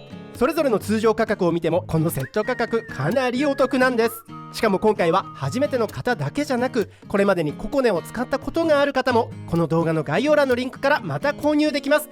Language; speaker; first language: Japanese; native; Japanese